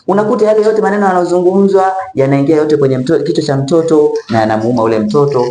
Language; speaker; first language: Swahili; native; Swahili